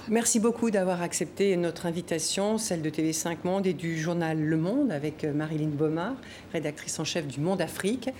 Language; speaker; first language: French; native; French